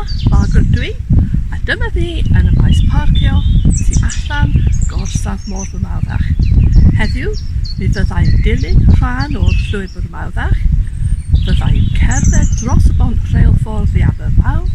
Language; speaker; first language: Welsh; non-native, fluent; English